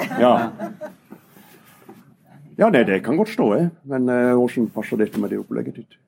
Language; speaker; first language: Norwegian; native; Norwegian